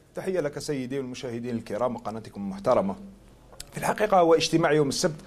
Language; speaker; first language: Arabic; native; Arabic